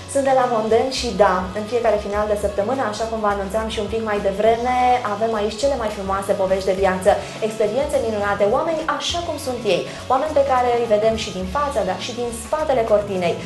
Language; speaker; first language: Romanian; native; Romanian